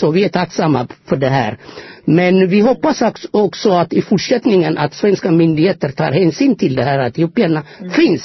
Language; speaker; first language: Swedish; non-native, fluent; Amharic